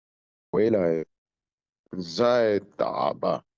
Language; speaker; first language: Chinese; non-native, learner; Urdu